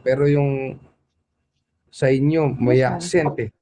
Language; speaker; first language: Filipino; non-native, local second language; Cebuano